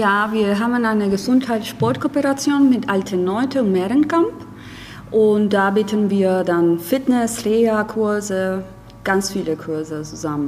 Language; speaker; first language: German; non-native, fluent; Spanish